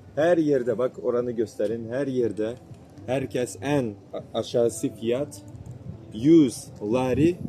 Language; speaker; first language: Turkish; non-native, learner; Albanian